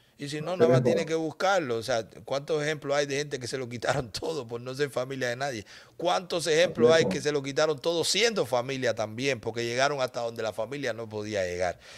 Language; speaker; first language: Spanish; native; Spanish